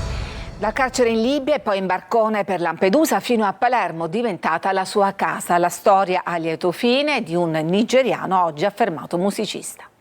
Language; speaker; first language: Italian; native; Italian